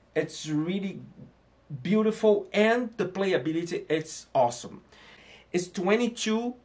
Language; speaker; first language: English; non-native, fluent; Portuguese